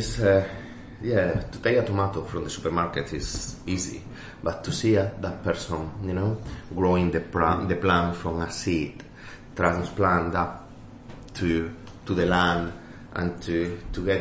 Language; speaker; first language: English; non-native, fluent; Spanish